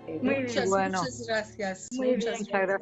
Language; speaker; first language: Spanish; non-native, fluent; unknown